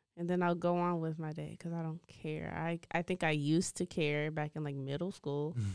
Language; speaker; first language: English; native; English